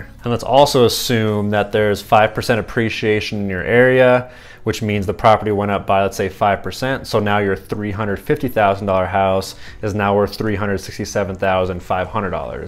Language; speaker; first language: English; native; English